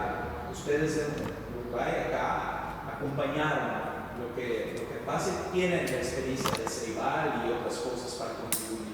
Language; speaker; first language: Spanish; non-native, fluent; Portuguese